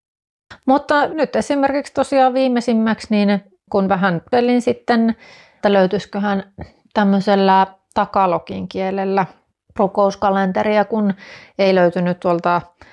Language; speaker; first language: Finnish; native; Finnish